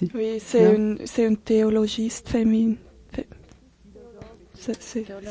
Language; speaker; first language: French; non-native, local second language; German